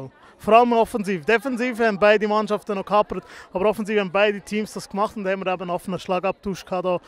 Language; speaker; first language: German; native; German